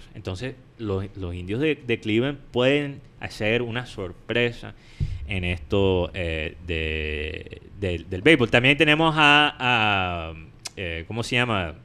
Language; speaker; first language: Spanish; non-native, fluent; English